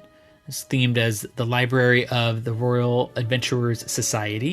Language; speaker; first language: English; native; English